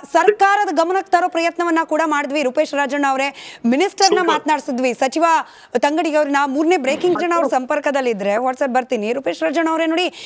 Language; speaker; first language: Kannada; native; Kannada